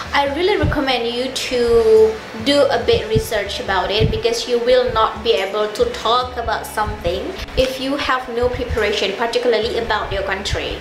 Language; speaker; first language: English; non-native, fluent; Indonesian